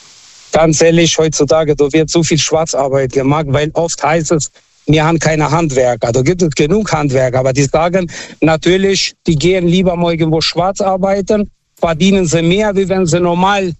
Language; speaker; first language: German; non-native, fluent; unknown